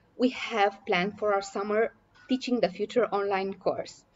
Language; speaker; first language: English; non-native, fluent; Romanian